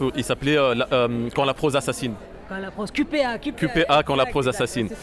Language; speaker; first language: French; non-native, local second language; Arabic